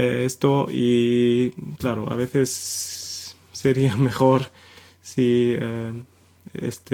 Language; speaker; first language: Spanish; non-native, fluent; German